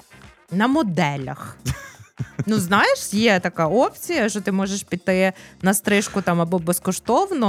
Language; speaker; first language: Ukrainian; native; Ukrainian